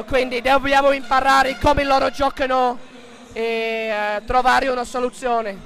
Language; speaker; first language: Italian; non-native, learner; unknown